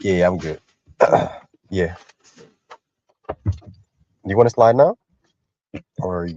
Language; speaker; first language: English; native; English